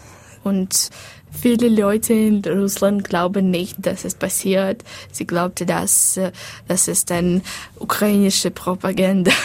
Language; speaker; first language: German; non-native, learner; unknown